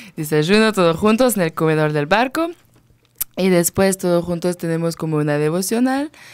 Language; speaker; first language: Spanish; non-native, learner; French